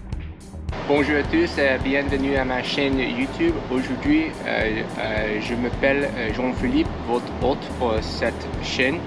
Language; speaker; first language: French; non-native, learner; English